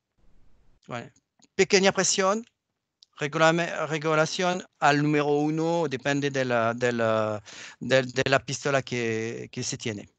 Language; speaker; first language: Spanish; non-native, learner; French